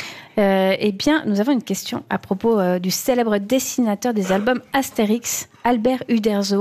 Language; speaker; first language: French; native; French